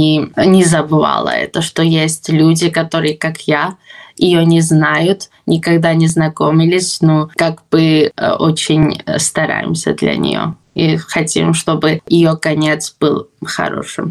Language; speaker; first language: Russian; non-native, fluent; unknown